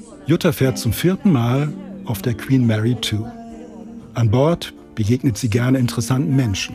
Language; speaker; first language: German; native; German